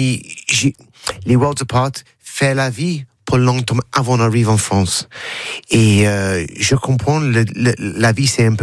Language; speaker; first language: French; non-native, learner; English